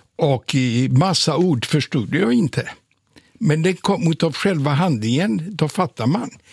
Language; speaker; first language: Swedish; non-native, fluent; Polish